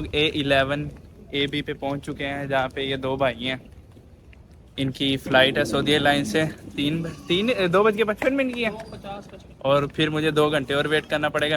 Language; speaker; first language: Urdu; non-native, local second language; Punjabi